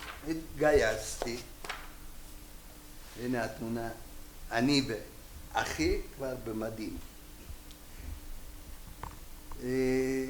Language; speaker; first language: Hebrew; non-native, fluent; Hungarian